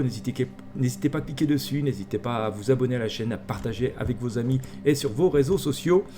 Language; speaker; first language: French; native; French